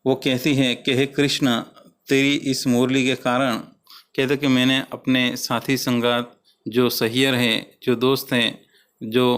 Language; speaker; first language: Hindi; non-native, local second language; Gujarati